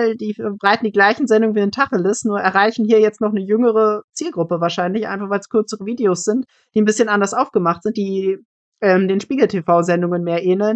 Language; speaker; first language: German; native; German